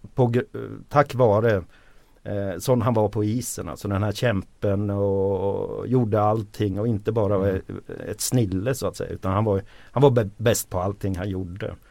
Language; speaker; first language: Swedish; early bilingual, other home language; Finnish